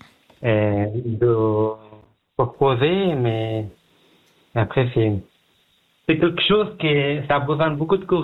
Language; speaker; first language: French; non-native, learner; Pashto